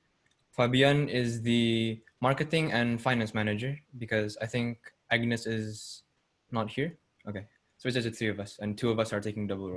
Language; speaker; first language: English; non-native, fluent; Indonesian